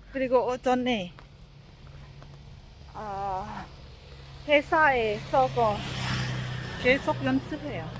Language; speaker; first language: Korean; non-native, learner; Lao